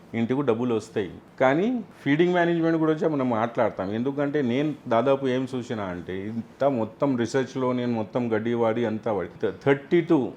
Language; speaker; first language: Telugu; non-native, local second language; Urdu